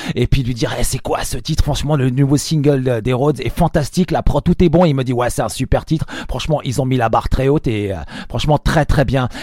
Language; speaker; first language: French; native; French